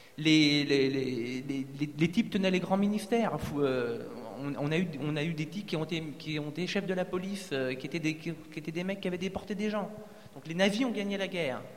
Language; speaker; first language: French; native; French